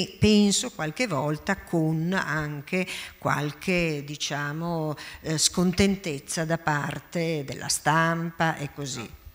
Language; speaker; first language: Italian; native; Italian